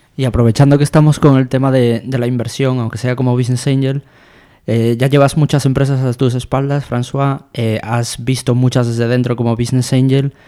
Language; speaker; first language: Spanish; native; Spanish